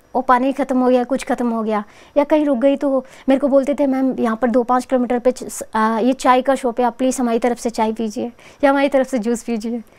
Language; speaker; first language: Hindi; native; Hindi